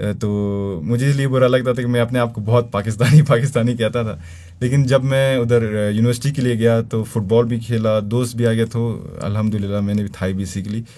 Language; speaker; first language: Urdu; non-native, local second language; Brahui